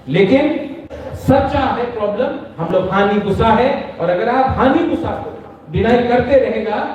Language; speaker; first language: Hindi; non-native, local second language; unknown